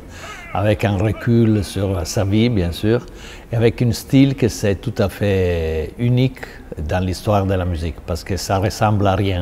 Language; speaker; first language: French; non-native, fluent; Italian